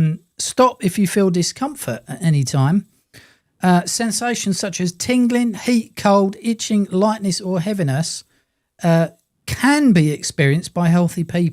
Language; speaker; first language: English; native; English